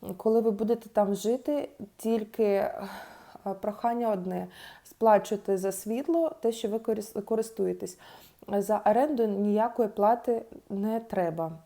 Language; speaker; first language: Ukrainian; non-native, local second language; Russian